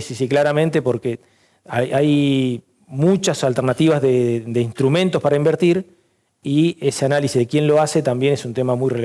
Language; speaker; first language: Spanish; native; Spanish